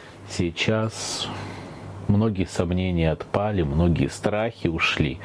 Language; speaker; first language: Russian; native; Russian